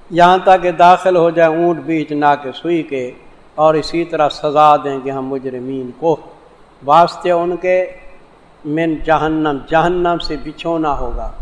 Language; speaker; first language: Urdu; non-native, local second language; Saraiki